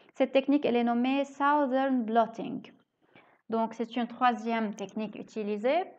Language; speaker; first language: French; native; French